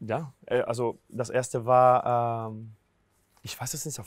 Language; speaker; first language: German; non-native, fluent; Spanish